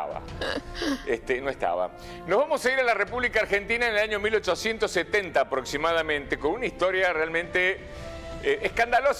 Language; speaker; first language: Spanish; native; Spanish